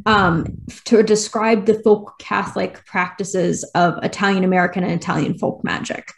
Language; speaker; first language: English; native; English